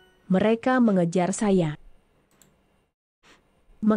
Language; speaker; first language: Indonesian; non-native, learner; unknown